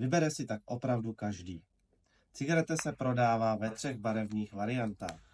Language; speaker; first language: Czech; native; Czech